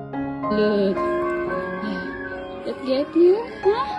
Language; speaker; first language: English; non-native, learner; Indonesian